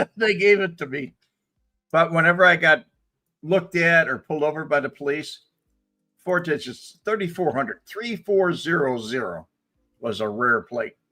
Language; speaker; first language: English; native; English